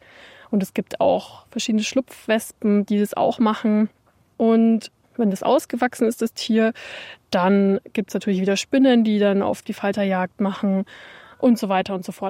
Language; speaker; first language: German; native; German